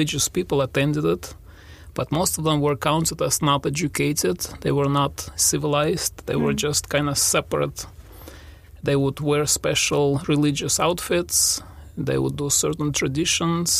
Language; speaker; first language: English; non-native, fluent; Russian